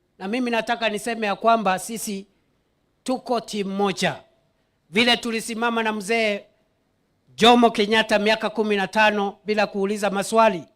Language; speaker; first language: Swahili; non-native, local second language; Meru